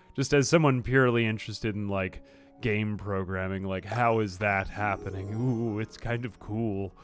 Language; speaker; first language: English; native; English